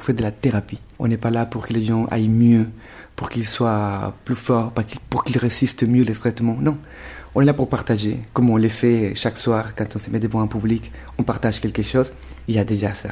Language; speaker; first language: French; non-native, fluent; Spanish